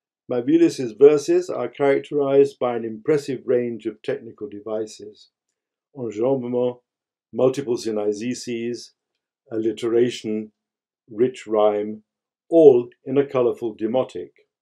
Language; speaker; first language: English; native; English